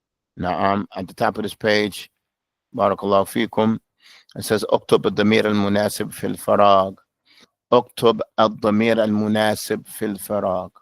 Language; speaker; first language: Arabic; non-native, fluent; English